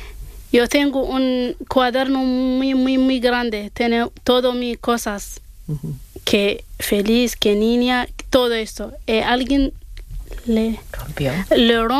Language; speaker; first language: Spanish; non-native, learner; Arabic